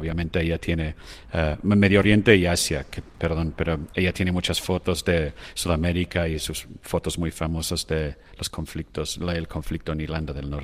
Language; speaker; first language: Spanish; non-native, fluent; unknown